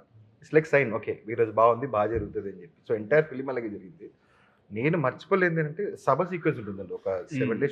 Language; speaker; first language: Telugu; native; Telugu